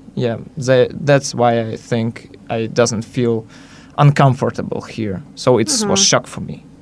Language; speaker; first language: English; non-native, learner; Hungarian